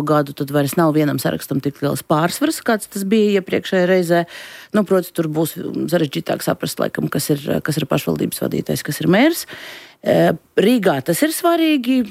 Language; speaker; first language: Latvian; non-native, local second language; Russian